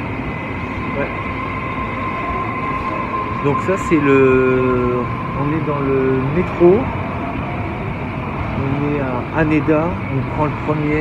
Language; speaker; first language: French; native; French